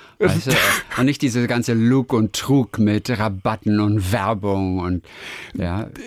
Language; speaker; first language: German; native; German